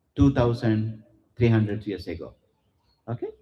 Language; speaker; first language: English; non-native, local second language; Sinhala